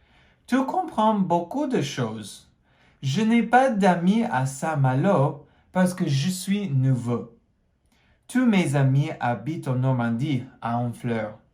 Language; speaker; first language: French; non-native, fluent; English